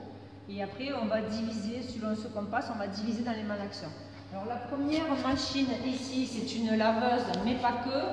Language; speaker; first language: French; native; French